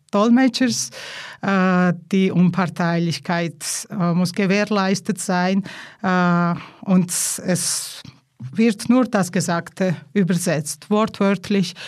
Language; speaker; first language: German; non-native, fluent; Georgian